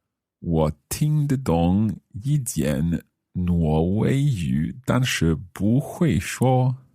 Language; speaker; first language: Chinese; non-native, learner; English